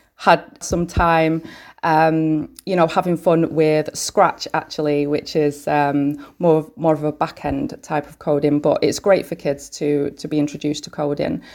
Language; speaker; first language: English; native; English